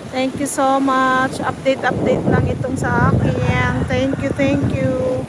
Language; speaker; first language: Filipino; non-native, local second language; Cebuano